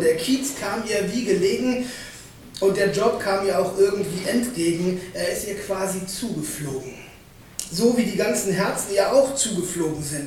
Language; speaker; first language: German; native; German